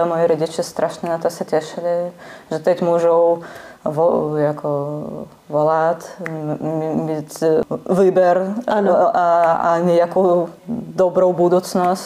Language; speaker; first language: Czech; non-native, learner; Russian